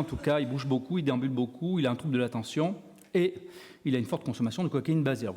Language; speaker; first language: French; native; French